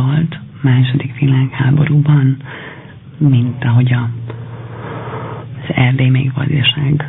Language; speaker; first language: Hungarian; non-native, fluent; Albanian